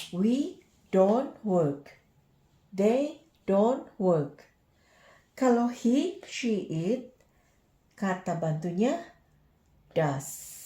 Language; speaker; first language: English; non-native, fluent; Indonesian